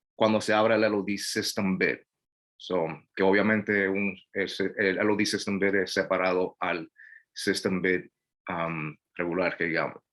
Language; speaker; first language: Spanish; non-native, fluent; English